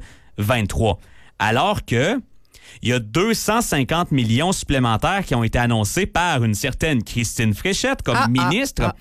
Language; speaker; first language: French; native; French